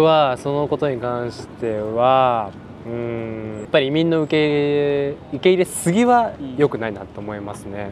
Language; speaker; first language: Japanese; native; Japanese